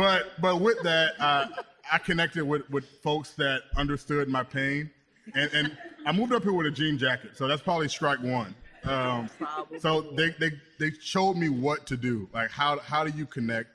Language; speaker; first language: English; native; English